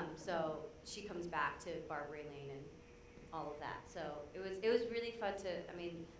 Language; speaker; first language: English; native; English